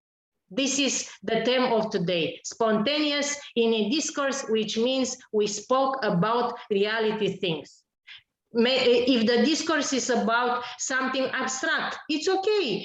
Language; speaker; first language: English; non-native, learner; Romanian